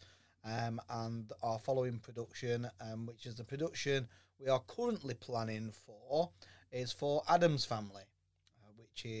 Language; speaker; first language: English; native; English